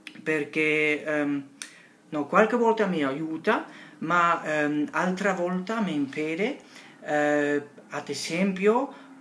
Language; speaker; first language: Italian; non-native, learner; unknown